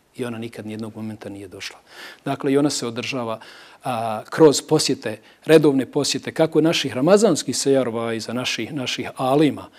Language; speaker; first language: Bosnian; native; Bosnian